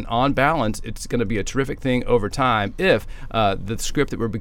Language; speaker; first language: English; native; English